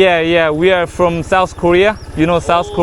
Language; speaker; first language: English; non-native, learner; Korean